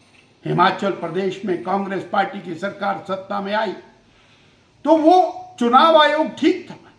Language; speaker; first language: Hindi; native; Hindi